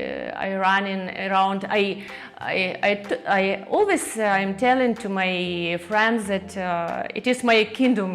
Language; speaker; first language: English; non-native, learner; Russian